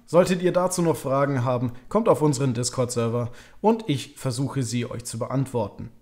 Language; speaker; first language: German; native; German